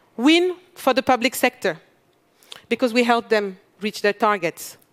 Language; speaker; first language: English; non-native, fluent; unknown